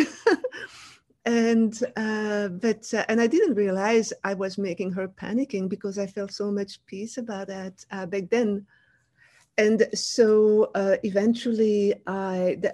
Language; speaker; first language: English; non-native, fluent; French